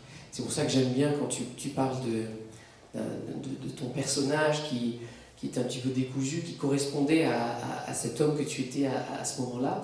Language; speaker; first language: French; native; French